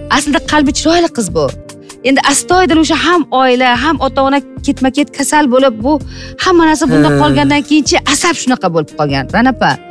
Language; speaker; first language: Uzbek; native; Uzbek